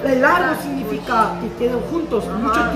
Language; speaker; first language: Spanish; non-native, learner; Korean